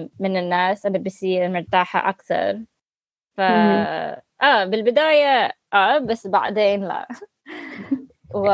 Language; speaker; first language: Arabic; non-native, learner; English